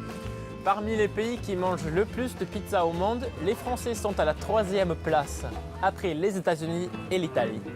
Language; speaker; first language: French; non-native, local second language; German